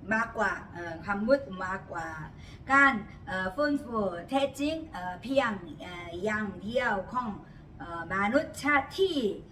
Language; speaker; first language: Thai; non-native, learner; Korean